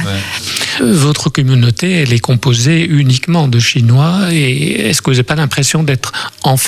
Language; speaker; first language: French; native; French